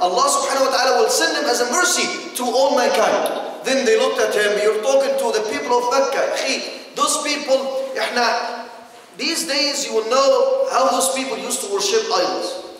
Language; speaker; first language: English; non-native, fluent; Arabic